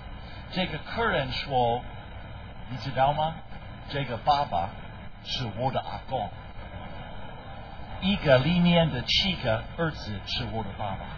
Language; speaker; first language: Chinese; non-native, fluent; English